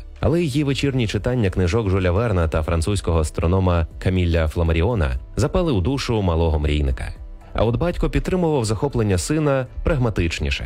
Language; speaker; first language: Ukrainian; native; Ukrainian